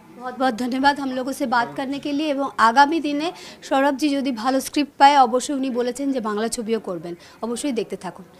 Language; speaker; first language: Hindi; non-native, local second language; Bangla